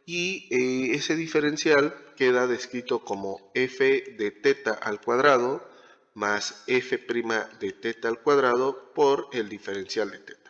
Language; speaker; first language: Spanish; native; Spanish